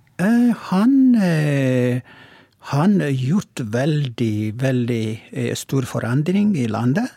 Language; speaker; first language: Norwegian; non-native, learner; Oromo